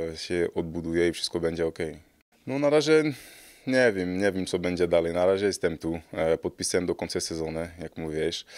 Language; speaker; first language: Polish; non-native, fluent; French